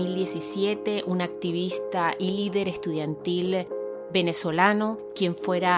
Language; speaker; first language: Spanish; native; Spanish